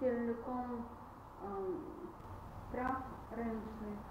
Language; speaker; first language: Polish; non-native, learner; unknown